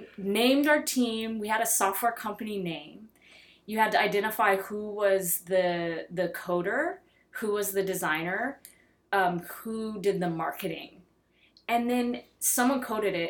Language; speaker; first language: English; native; English